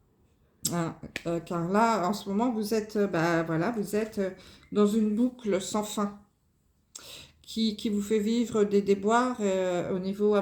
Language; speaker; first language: French; native; French